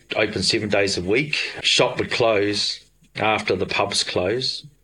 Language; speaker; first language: English; native; English